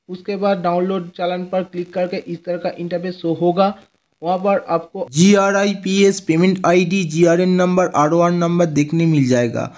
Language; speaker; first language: Hindi; non-native, local second language; Bangla